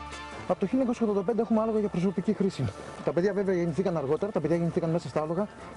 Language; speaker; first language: Greek; native; Greek